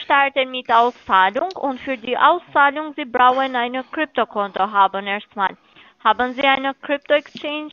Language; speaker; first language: German; non-native, learner; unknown